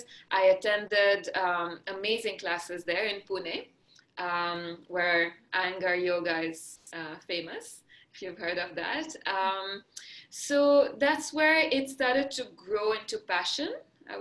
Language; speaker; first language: English; non-native, fluent; Marathi